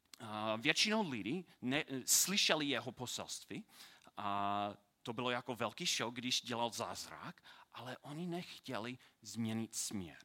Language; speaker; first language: Czech; non-native, learner; English